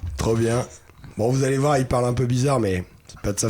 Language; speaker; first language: French; native; French